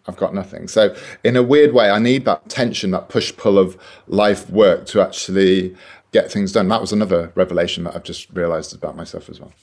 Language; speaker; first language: English; native; English